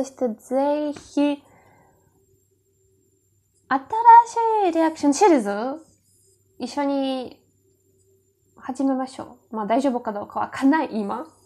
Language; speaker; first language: Japanese; non-native, learner; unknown